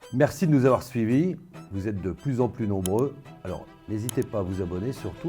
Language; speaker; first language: French; native; French